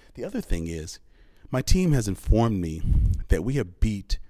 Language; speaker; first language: English; native; English